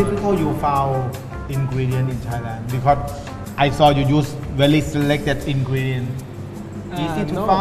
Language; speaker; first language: English; non-native, learner; Thai